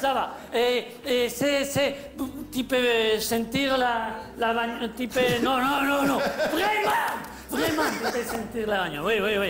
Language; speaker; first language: French; non-native, learner; Spanish